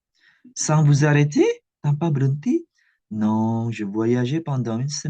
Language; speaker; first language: French; non-native, fluent; Indonesian